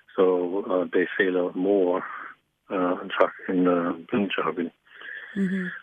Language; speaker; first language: Irish; non-native, learner; English